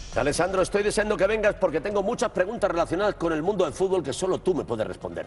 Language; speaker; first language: Spanish; native; Spanish